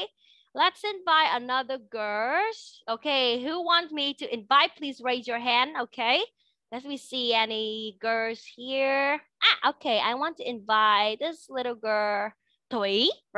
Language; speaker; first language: English; non-native, fluent; Vietnamese